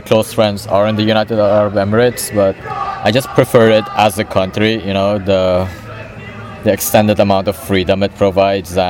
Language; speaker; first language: English; non-native, fluent; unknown